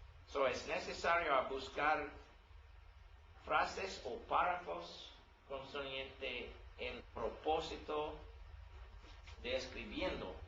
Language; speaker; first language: Spanish; non-native, learner; English